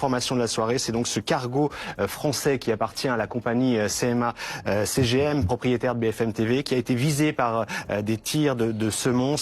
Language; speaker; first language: French; native; French